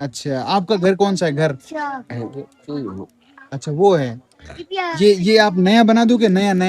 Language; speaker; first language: Hindi; native; Hindi